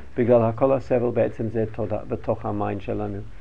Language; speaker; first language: Hebrew; non-native, learner; English